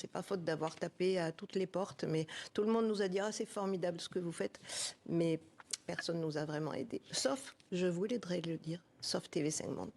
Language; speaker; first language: French; native; French